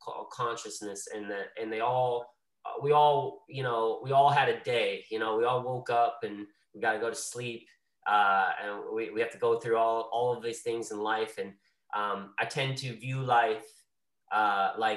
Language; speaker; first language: English; native; English